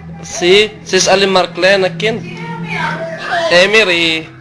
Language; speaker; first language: Dutch; non-native, learner; Filipino